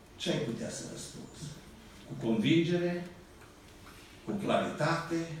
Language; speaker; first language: Romanian; native; Romanian